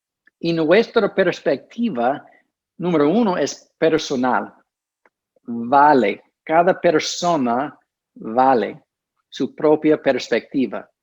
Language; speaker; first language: Spanish; non-native, fluent; English